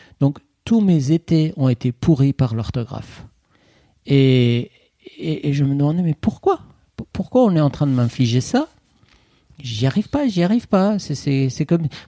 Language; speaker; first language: French; non-native, fluent; Persian